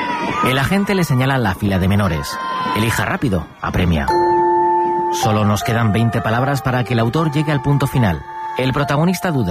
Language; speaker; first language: Spanish; native; Spanish